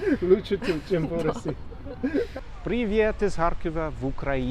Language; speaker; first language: Russian; non-native, learner; English